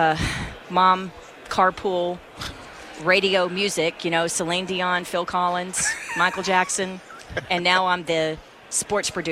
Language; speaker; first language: English; native; English